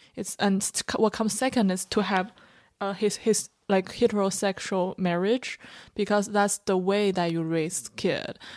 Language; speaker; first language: English; non-native, fluent; Chinese